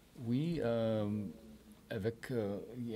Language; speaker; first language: French; non-native, learner; English